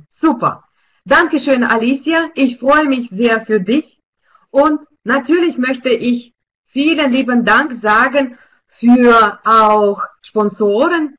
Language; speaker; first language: German; non-native, fluent; Russian